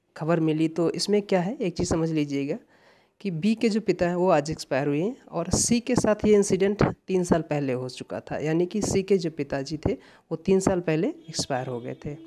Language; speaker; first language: Hindi; native; Hindi